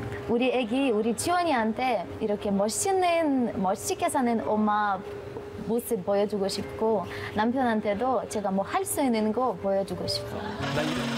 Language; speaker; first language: Korean; non-native, learner; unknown